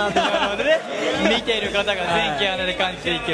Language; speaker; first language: Japanese; native; Japanese